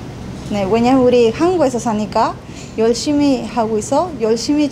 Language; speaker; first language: Korean; non-native, fluent; Spanish